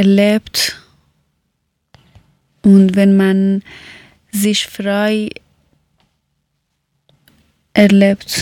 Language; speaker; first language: German; early bilingual, other home language; Persian